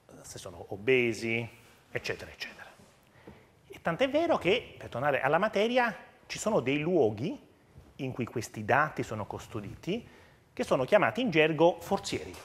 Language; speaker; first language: Italian; native; Italian